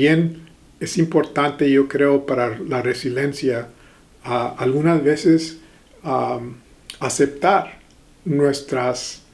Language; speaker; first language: Spanish; early bilingual, heritage; Spanish